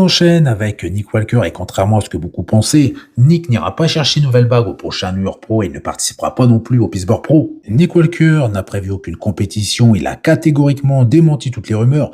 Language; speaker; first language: French; native; French